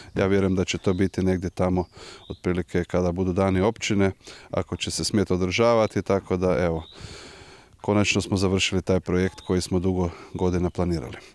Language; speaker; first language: Croatian; native; Croatian